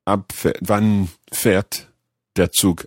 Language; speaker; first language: German; non-native, learner; English